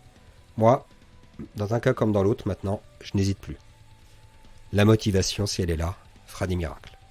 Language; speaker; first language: French; native; French